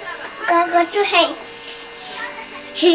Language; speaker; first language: Cantonese; early bilingual, heritage; Cantonese